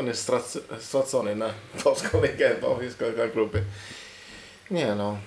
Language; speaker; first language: Polish; non-native, learner; English